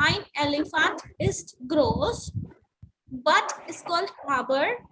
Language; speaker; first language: German; non-native, learner; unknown